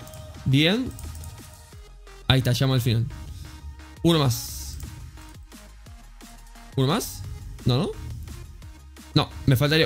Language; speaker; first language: Spanish; native; Spanish